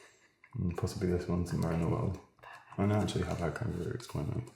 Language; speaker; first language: English; native; English